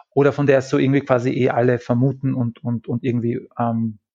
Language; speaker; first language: German; native; German